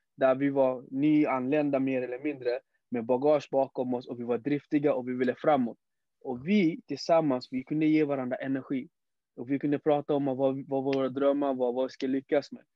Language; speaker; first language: Swedish; early bilingual, other home language; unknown